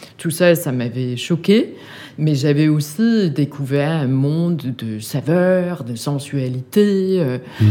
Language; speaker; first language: French; non-native, fluent; Danish